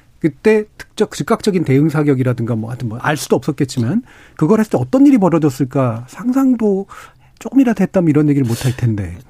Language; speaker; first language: Korean; native; Korean